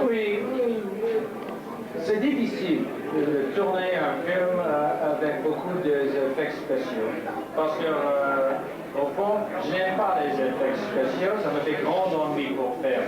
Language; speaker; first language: French; non-native, learner; English